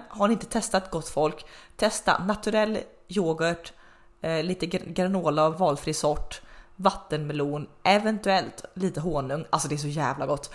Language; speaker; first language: Swedish; native; Swedish